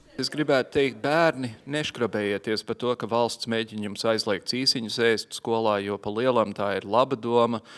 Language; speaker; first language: Latvian; native; Latvian